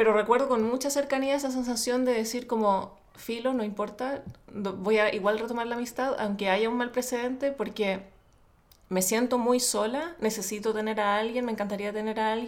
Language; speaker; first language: Spanish; native; Spanish